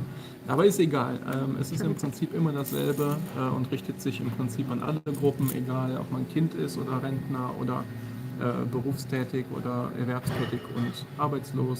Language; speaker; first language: German; native; German